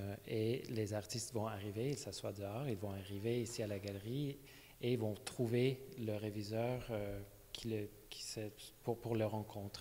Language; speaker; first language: French; non-native, fluent; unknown